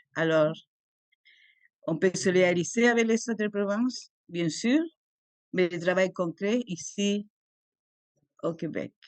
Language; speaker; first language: French; non-native, fluent; Spanish